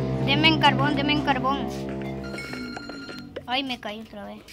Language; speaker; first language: Spanish; native; Spanish